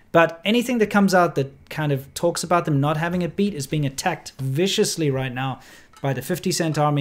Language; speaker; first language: English; native; English